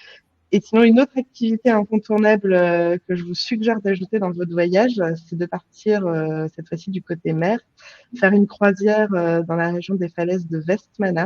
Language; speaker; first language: French; native; French